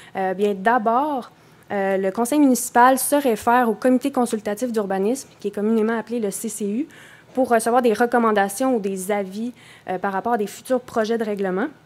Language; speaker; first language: French; native; French